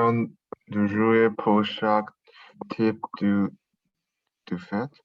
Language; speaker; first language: French; non-native, learner; Chinese